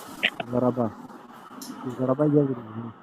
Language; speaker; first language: Arabic; non-native, fluent; Urdu